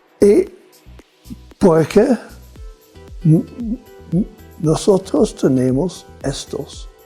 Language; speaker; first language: Spanish; non-native, fluent; Dutch